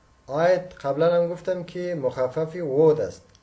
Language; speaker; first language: Persian; native; Persian